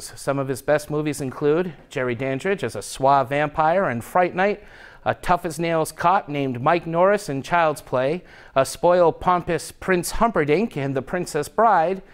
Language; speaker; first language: English; native; English